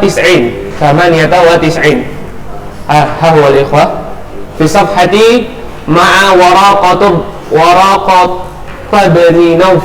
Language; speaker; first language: Arabic; non-native, fluent; Indonesian